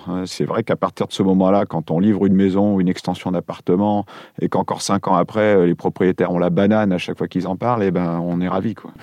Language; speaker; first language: French; native; French